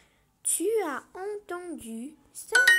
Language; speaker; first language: French; non-native, learner; English